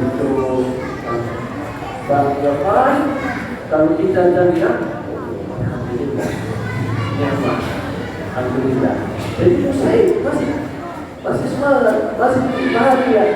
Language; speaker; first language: Indonesian; non-native, learner; Arabic